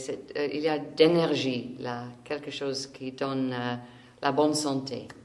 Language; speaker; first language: French; non-native, fluent; English